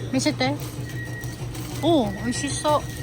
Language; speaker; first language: Japanese; non-native, learner; Filipino